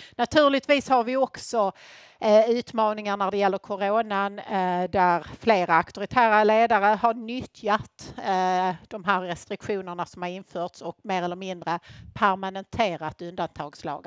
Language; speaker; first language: Swedish; native; Swedish